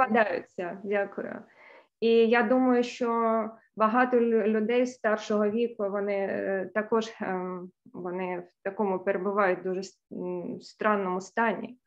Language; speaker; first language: Ukrainian; non-native, local second language; Russian